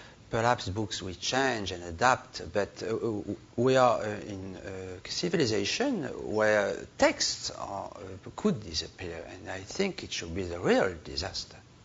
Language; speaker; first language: English; non-native, learner; French